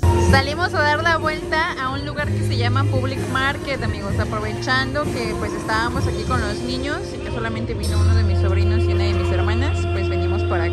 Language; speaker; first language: Spanish; native; Spanish